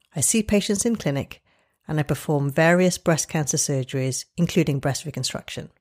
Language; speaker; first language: English; native; English